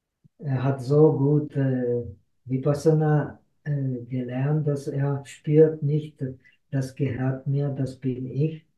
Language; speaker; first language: German; non-native, fluent; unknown